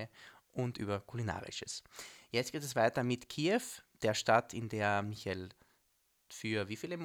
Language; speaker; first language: German; native; German